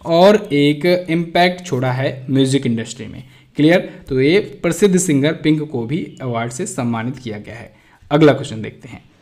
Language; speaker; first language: Hindi; native; Hindi